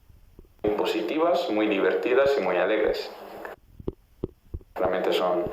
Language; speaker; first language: Spanish; non-native, fluent; Italian